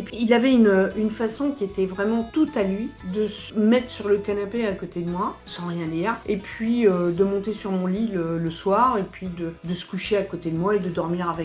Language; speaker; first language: French; native; French